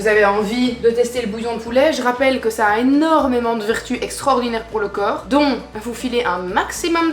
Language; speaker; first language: French; native; French